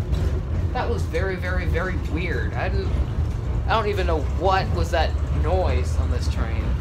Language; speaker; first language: English; native; English